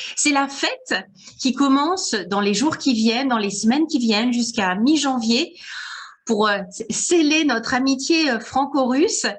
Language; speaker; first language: French; native; French